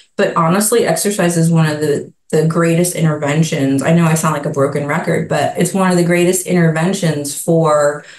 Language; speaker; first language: English; native; English